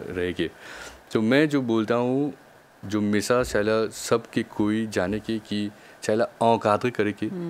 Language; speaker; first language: Hindi; non-native, local second language; Bhojpuri